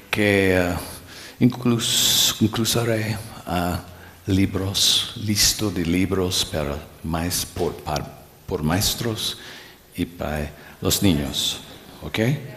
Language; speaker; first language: Spanish; non-native, learner; English